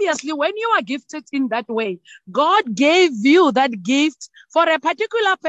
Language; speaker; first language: English; non-native, local second language; Northern Sotho